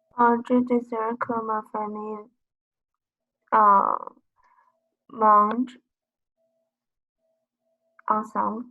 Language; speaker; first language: French; non-native, learner; English